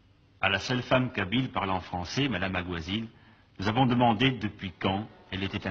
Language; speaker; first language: French; native; French